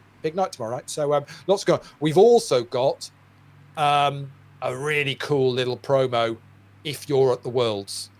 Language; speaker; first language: English; native; English